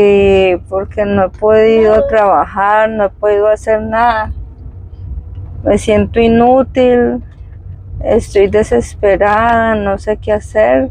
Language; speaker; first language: Spanish; native; Spanish